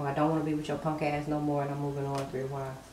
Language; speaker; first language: English; native; English